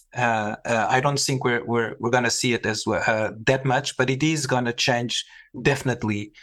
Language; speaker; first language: English; non-native, fluent; Portuguese